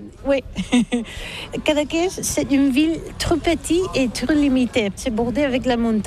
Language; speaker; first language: French; non-native, learner; Catalan